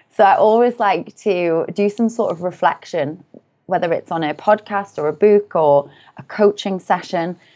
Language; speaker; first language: English; native; English